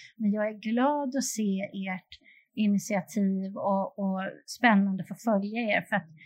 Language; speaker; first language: Swedish; native; Swedish